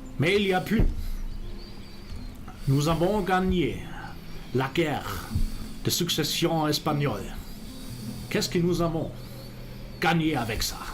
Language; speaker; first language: French; non-native, learner; German